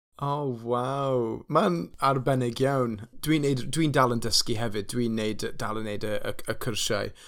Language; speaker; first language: Welsh; non-native, local second language; English